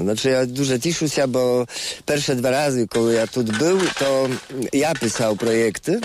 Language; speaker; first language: Ukrainian; non-native, fluent; Polish